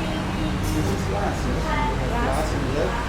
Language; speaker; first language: English; non-native, fluent; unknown